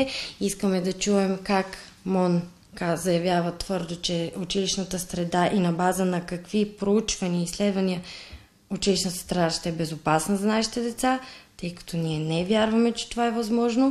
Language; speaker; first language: Bulgarian; native; Bulgarian